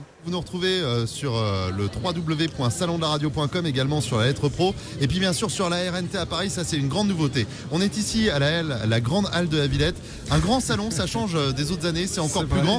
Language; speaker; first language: French; native; French